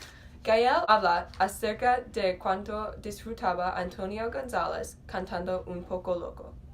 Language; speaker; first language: Spanish; non-native, learner; English